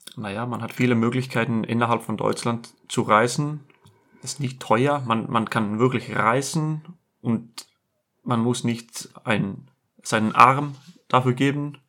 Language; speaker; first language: German; non-native, fluent; Icelandic